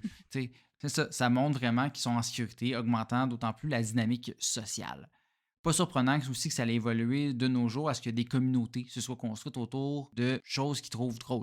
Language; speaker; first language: French; native; French